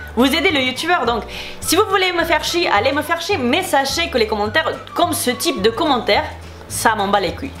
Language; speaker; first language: French; non-native, fluent; Spanish